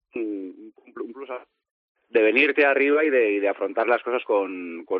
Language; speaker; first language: Spanish; native; Spanish